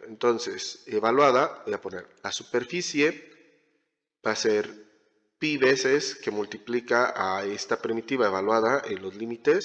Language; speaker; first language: Spanish; native; Spanish